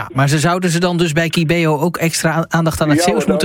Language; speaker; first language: Dutch; native; Dutch